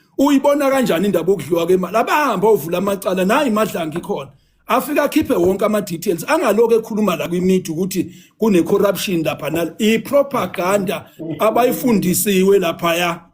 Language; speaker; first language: Zulu; native; Zulu